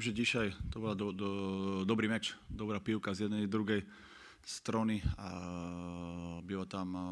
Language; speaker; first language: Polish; non-native, learner; Slovak